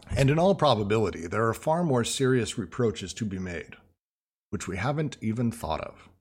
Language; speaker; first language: English; native; English